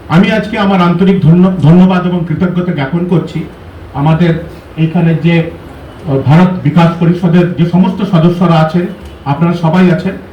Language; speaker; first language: Bangla; early bilingual, heritage; Bangla